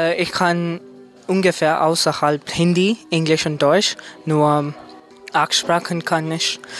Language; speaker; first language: German; non-native, fluent; Hindi